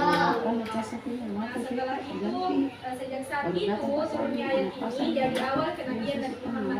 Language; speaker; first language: Indonesian; native; Indonesian